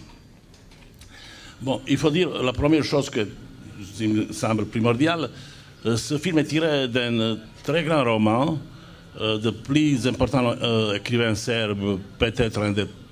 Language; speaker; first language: French; non-native, fluent; Serbian